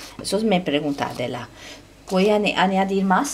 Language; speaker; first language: Spanish; non-native, fluent; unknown